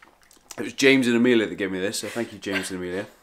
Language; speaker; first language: English; native; English